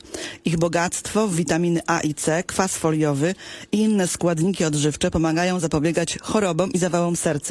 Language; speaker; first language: Polish; native; Polish